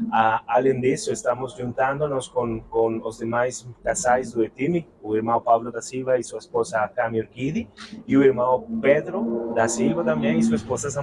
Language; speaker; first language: Portuguese; non-native, learner; Spanish